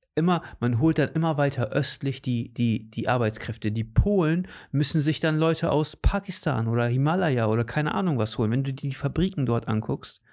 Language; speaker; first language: German; native; German